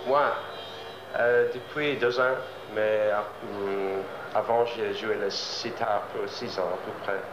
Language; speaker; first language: French; non-native, learner; English